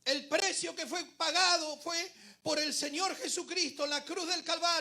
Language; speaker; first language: Spanish; native; Spanish